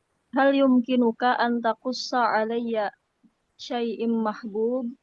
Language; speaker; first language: Arabic; non-native, learner; Indonesian